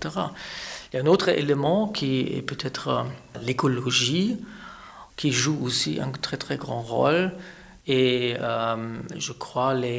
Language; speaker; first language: French; non-native, fluent; German